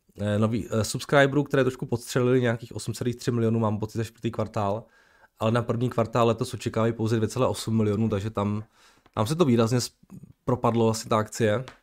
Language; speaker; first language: Czech; native; Czech